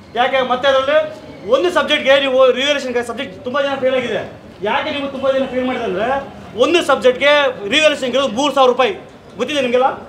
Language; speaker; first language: Kannada; native; Kannada